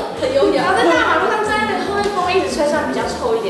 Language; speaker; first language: Chinese; native; Chinese